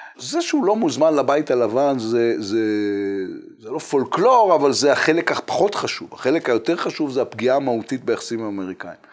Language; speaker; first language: Hebrew; native; Hebrew